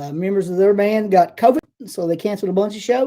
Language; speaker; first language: English; native; English